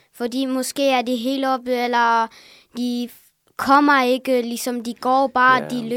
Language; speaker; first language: Danish; early bilingual, other home language; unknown